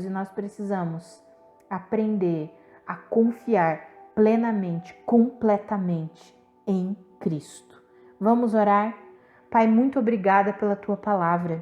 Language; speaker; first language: Portuguese; native; Portuguese